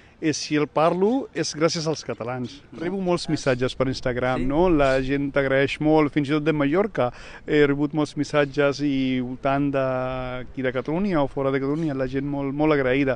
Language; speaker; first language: Catalan; non-native, fluent; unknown